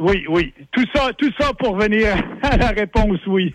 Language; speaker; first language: French; native; French